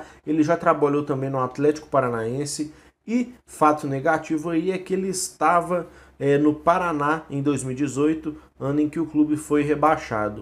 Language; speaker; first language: Portuguese; native; Portuguese